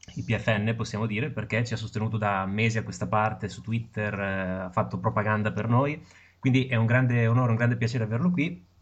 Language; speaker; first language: Italian; native; Italian